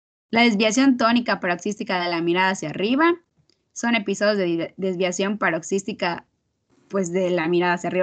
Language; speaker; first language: Spanish; native; Spanish